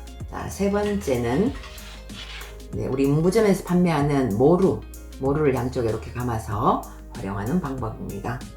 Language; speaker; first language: Korean; native; Korean